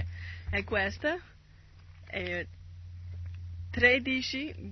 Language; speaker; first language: Italian; non-native, learner; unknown